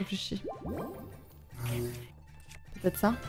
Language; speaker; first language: French; native; French